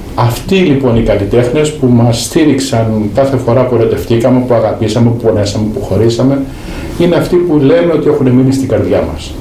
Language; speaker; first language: Greek; native; Greek